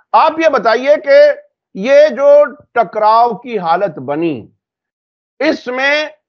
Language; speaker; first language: Hindi; native; Hindi